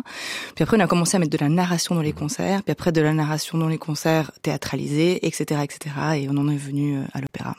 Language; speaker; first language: French; native; French